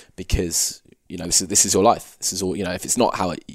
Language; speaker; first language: English; native; English